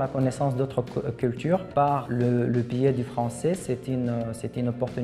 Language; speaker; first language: French; non-native, fluent; Arabic